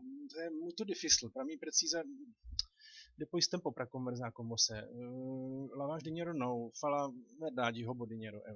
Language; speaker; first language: Portuguese; non-native, learner; Czech